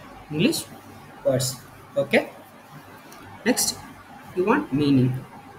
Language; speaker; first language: English; non-native, learner; Telugu